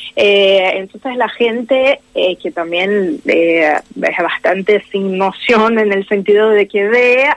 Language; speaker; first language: Spanish; non-native, fluent; Portuguese